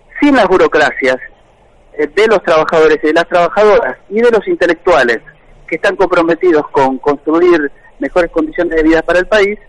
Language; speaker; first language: Spanish; native; Spanish